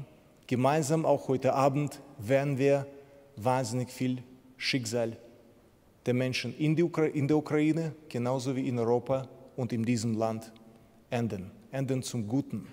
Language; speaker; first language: German; non-native, fluent; Ukrainian